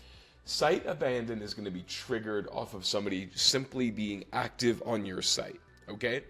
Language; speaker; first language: English; native; English